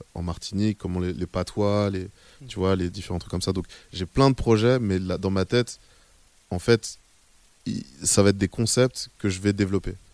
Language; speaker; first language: French; native; French